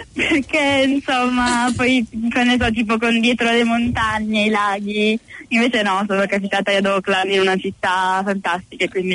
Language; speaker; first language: Italian; native; Italian